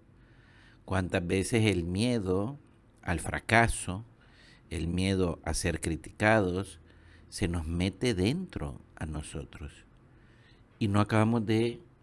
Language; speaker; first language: Spanish; native; Spanish